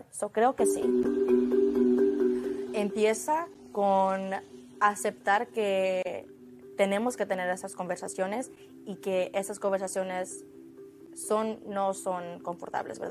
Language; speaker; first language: Spanish; early bilingual, heritage; Spanish